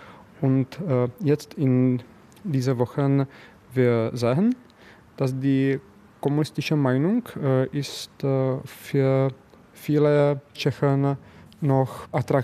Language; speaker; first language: German; non-native, learner; Czech